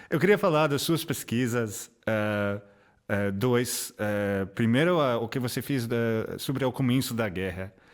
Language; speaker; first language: Portuguese; non-native, fluent; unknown